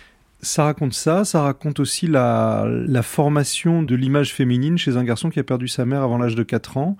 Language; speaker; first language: French; native; French